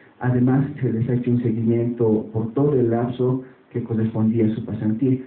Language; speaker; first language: Spanish; native; Spanish